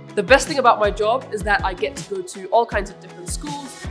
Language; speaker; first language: English; non-native, fluent; Finnish